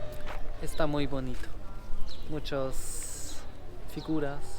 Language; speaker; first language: Spanish; non-native, learner; German